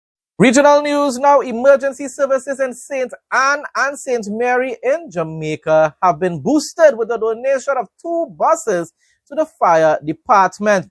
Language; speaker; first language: English; native; English